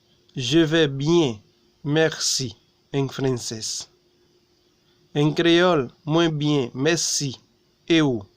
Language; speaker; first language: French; non-native, learner; Haitian Creole